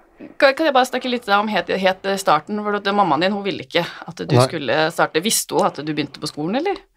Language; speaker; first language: Norwegian; native; Norwegian